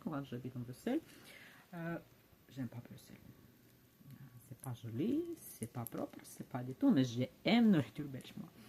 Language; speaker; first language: French; non-native, learner; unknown